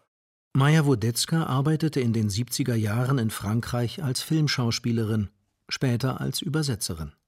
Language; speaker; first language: German; native; German